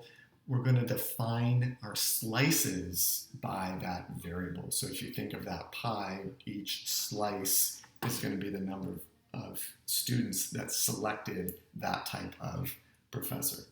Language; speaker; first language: English; native; English